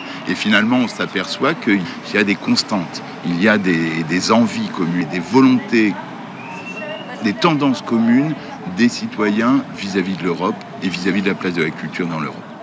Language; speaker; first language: French; native; French